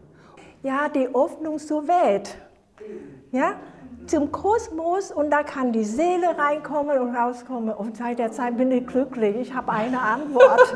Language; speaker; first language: German; non-native, fluent; Vietnamese